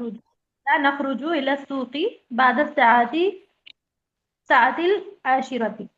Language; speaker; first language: Arabic; non-native, learner; Urdu